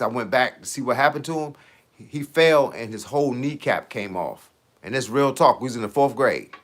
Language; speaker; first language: English; native; English